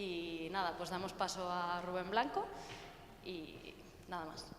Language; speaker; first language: Spanish; native; Spanish